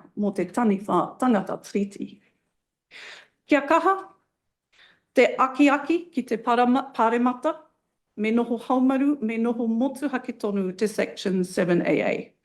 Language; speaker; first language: Māori; non-native, local second language; English